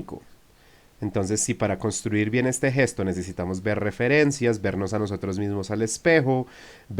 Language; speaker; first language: Spanish; native; Spanish